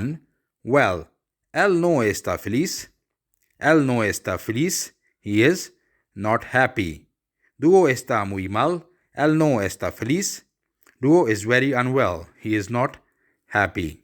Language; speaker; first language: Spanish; non-native, fluent; Urdu